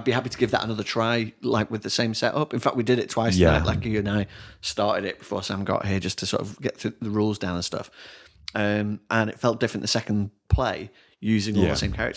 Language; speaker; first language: English; native; English